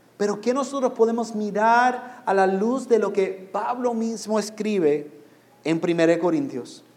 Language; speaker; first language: Spanish; non-native, fluent; English